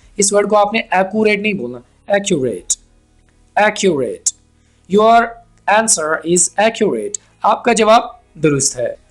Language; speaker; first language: Urdu; native; Urdu